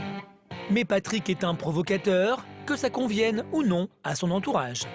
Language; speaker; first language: French; native; French